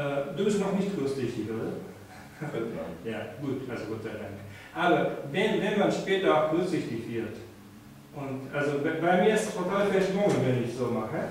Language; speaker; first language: German; non-native, fluent; Japanese